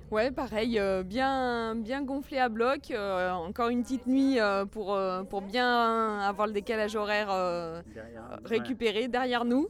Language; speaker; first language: French; native; French